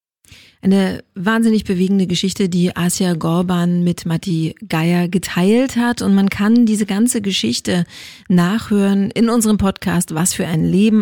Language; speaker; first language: German; native; German